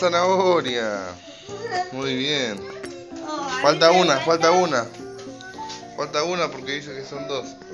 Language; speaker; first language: Spanish; native; Spanish